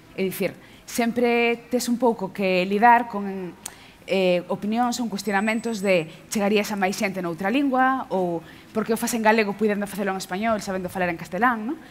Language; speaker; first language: Galician; non-native, local second language; Spanish